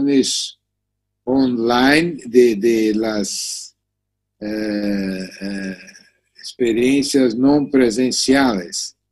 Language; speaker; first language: Spanish; non-native, learner; Portuguese